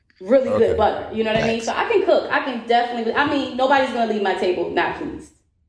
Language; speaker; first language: English; native; English